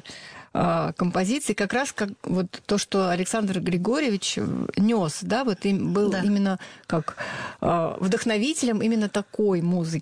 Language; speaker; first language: Russian; native; Russian